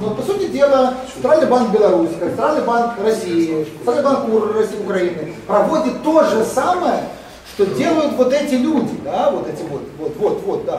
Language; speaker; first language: Russian; native; Russian